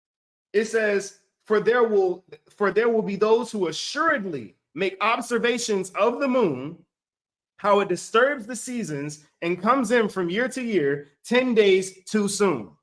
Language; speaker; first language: English; native; English